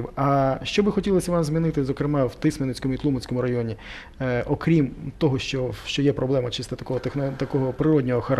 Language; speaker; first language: Ukrainian; native; Ukrainian